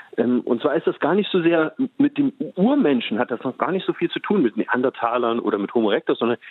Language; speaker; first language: German; native; German